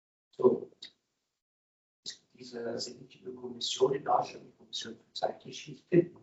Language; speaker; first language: German; non-native, fluent; Italian